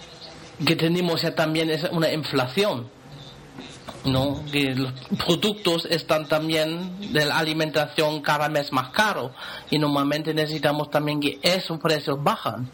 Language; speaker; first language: Spanish; non-native, fluent; German